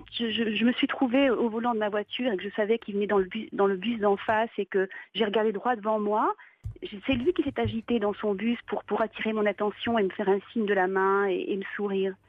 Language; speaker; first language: French; native; French